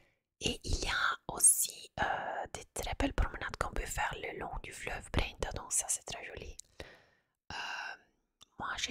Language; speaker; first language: French; non-native, fluent; Italian